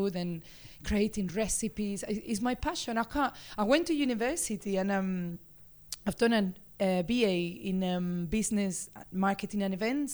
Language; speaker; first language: English; non-native, fluent; Spanish